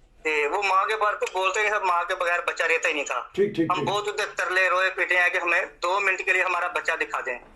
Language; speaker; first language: Hindi; non-native, local second language; Punjabi